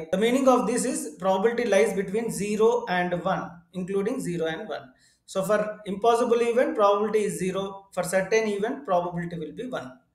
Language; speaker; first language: English; non-native, local second language; Telugu